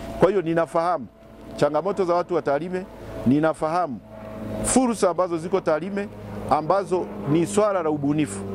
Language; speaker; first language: Swahili; native; Swahili